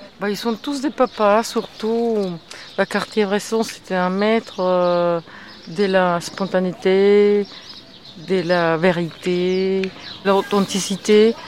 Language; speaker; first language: French; non-native, fluent; Spanish